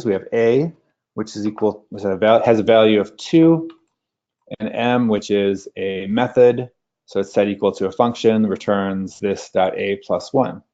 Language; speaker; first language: English; native; English